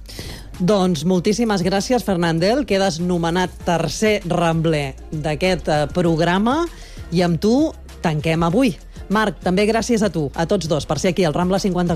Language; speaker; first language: Catalan; native; Catalan